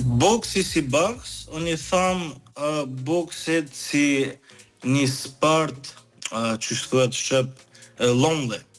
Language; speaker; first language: Albanian; early bilingual, heritage; Albanian